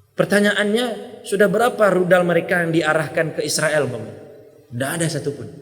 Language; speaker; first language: Malay; non-native, local second language; Minangkabau